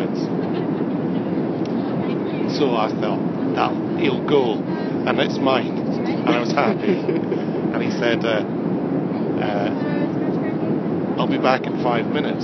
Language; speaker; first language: English; native; English